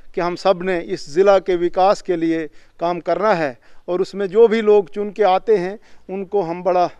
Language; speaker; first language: Hindi; native; Hindi